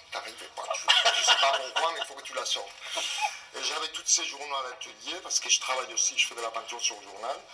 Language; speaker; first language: French; non-native, fluent; Spanish